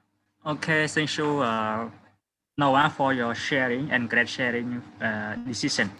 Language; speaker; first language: English; non-native, fluent; Khmer